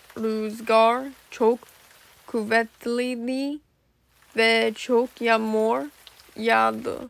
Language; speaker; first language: Turkish; non-native, learner; English